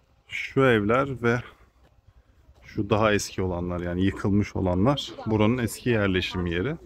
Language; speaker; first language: Turkish; native; Turkish